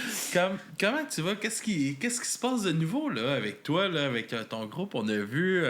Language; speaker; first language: French; native; French